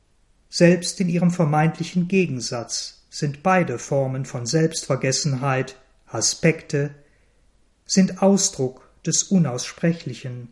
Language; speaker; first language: German; native; German